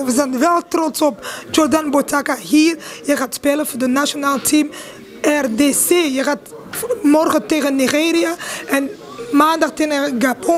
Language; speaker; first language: Dutch; non-native, local second language; French